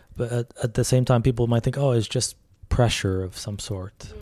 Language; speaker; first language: English; early bilingual, other home language; Arabic